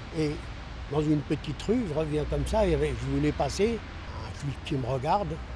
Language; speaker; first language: French; non-native, local second language; Arabic